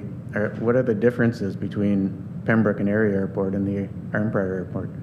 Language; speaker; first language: English; native; English